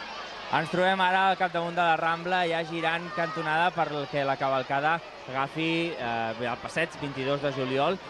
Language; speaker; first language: Catalan; native; Catalan